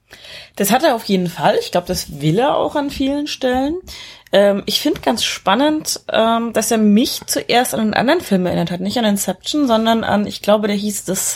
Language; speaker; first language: German; native; German